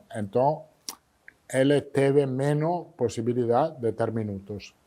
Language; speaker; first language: Portuguese; non-native, fluent; Italian